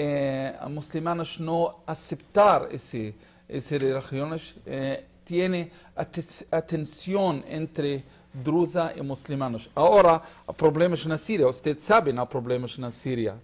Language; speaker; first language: Spanish; non-native, learner; Hebrew